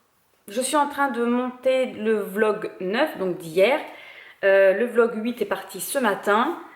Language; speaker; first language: French; native; French